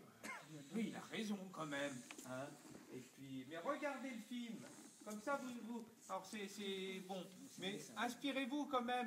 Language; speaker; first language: French; native; French